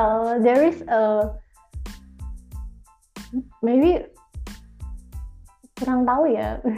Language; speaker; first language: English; non-native, learner; Indonesian